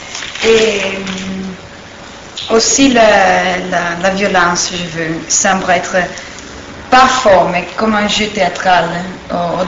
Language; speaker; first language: French; non-native, fluent; Italian